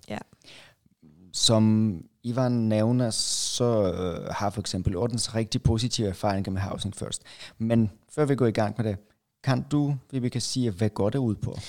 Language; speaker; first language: Danish; non-native, fluent; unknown